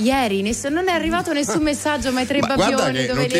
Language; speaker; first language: Italian; native; Italian